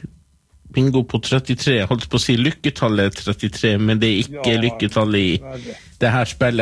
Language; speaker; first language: Norwegian; native; Norwegian